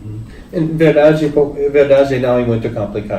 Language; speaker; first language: Portuguese; non-native, learner; English